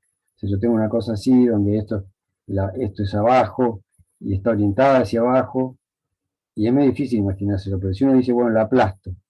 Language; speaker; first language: Spanish; native; Spanish